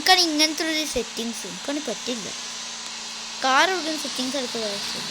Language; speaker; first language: Malayalam; native; Malayalam